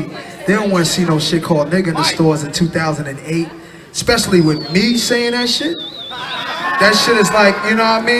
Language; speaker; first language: English; native; English